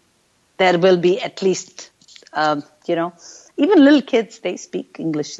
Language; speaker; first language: English; non-native, local second language; Urdu